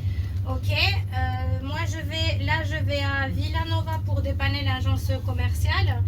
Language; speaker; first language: French; native; French